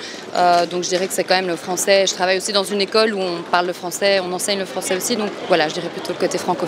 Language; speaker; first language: French; native; French